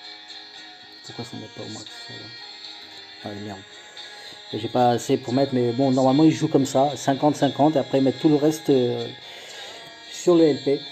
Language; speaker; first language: French; native; French